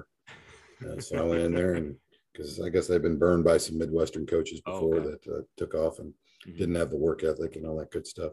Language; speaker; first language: English; native; English